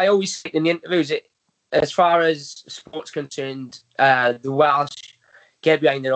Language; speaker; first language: English; native; English